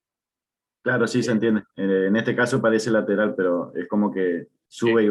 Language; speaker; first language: Spanish; native; Spanish